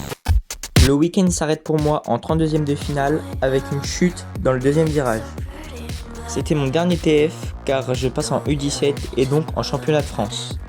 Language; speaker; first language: French; native; French